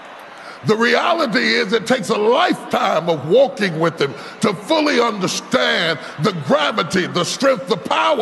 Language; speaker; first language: English; native; English